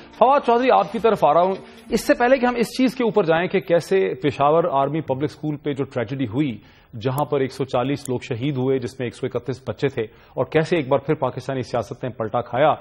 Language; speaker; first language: Urdu; native; Urdu